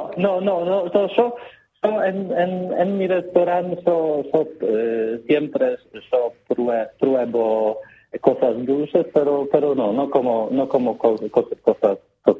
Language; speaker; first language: Spanish; non-native, learner; Polish